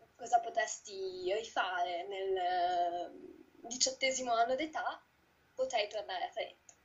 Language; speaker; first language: Italian; native; Italian